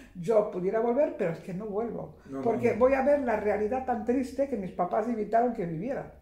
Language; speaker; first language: Spanish; early bilingual, heritage; Spanish